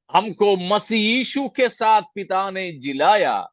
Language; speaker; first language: Hindi; non-native, local second language; Malayalam